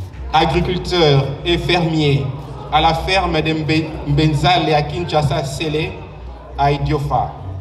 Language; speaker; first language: French; non-native, local second language; Lingala